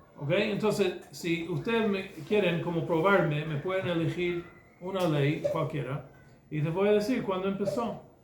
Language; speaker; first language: Spanish; non-native, fluent; English